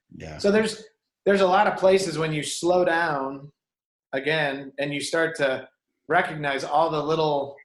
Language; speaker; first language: English; native; English